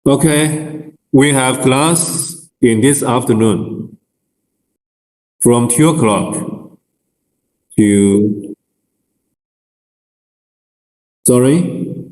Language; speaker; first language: English; non-native, learner; Chinese